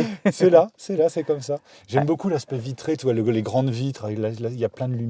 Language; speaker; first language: French; native; French